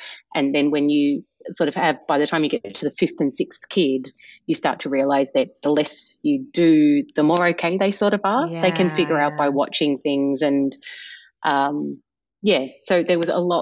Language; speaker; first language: English; native; English